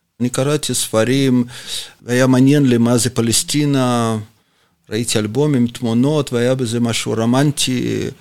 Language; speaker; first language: Hebrew; non-native, fluent; Russian